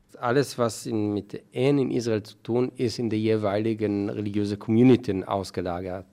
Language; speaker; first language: German; non-native, fluent; Hebrew